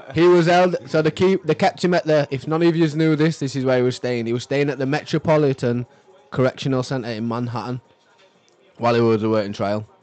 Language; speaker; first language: English; native; English